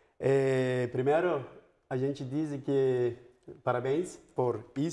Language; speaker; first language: Portuguese; non-native, fluent; Turkish